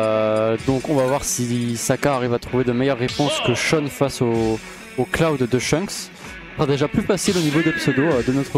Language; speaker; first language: French; native; French